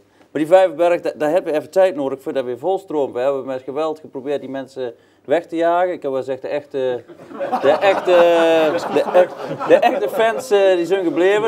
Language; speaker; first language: Dutch; native; Dutch